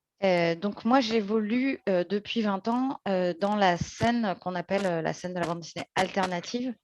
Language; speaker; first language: French; native; French